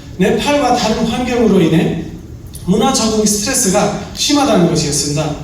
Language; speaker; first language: Korean; non-native, fluent; Nepali